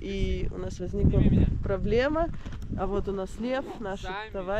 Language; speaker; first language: Russian; native; Russian